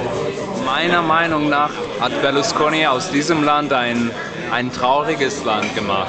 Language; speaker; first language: German; non-native, fluent; Italian